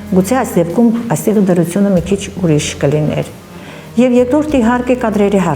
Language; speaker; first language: Armenian; early bilingual, heritage; Armenian